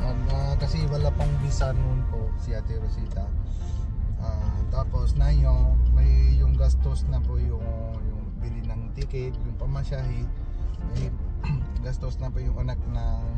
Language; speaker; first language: Filipino; non-native, learner; Hindi